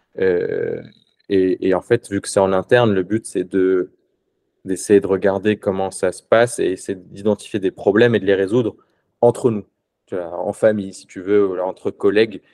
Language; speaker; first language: French; non-native, local second language; Arabic